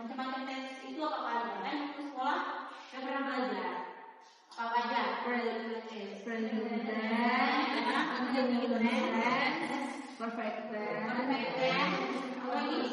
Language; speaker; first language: Indonesian; native; Indonesian